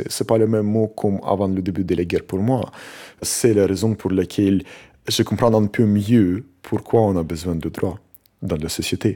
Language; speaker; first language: French; non-native, fluent; Russian